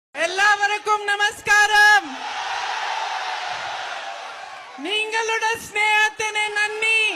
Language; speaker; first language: Malayalam; non-native, learner; Hindi